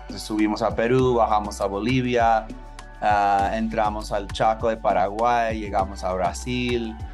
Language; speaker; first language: Spanish; non-native, fluent; English